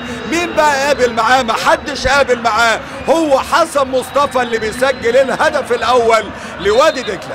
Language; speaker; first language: Arabic; native; Arabic